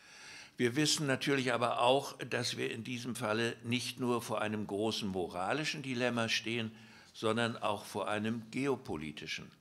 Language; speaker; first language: German; native; German